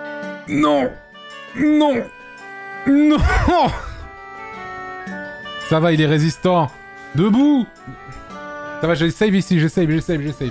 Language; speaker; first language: French; native; French